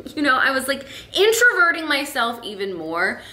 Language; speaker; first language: English; native; English